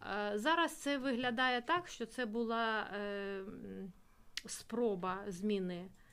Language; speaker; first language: Ukrainian; non-native, local second language; Russian